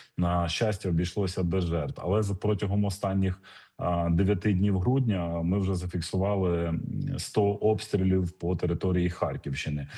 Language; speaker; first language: Ukrainian; native; Ukrainian